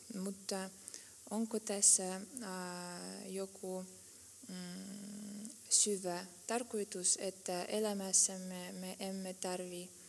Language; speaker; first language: Finnish; non-native, fluent; Russian